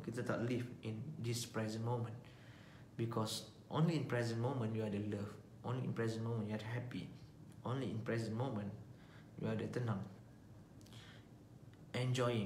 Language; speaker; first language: English; non-native, local second language; Malay